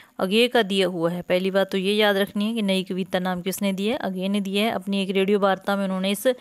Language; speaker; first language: Hindi; native; Hindi